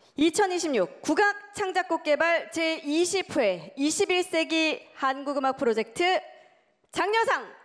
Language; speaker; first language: Korean; native; Korean